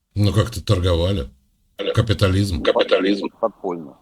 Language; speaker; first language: Russian; native; Russian